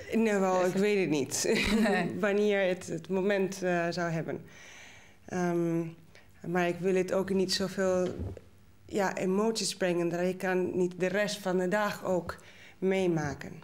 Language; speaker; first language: Dutch; non-native, learner; Spanish